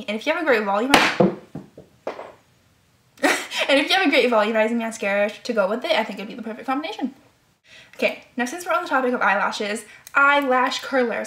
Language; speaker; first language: English; native; English